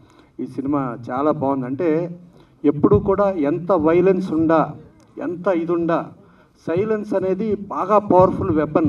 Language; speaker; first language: Telugu; native; Telugu